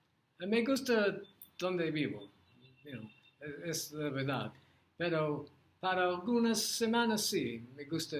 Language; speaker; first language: Spanish; non-native, learner; English